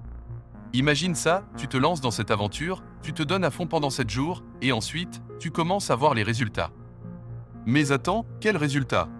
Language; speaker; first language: French; native; French